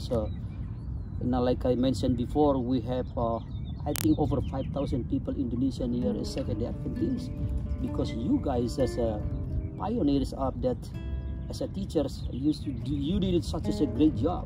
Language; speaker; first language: English; non-native, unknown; Indonesian